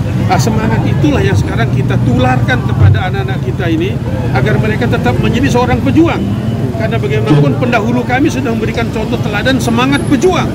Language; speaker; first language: Indonesian; non-native, local second language; Sasak